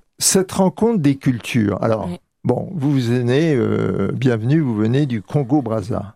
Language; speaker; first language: French; native; French